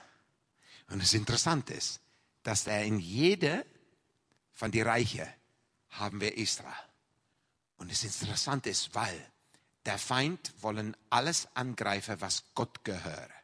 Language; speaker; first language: German; non-native, fluent; English